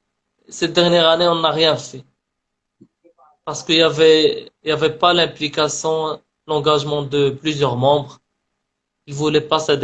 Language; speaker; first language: French; non-native, local second language; Arabic